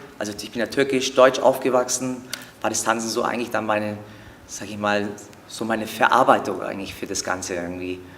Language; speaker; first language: German; early bilingual, other home language; Turkish